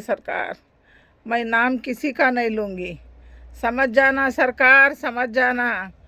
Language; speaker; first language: Hindi; native; Hindi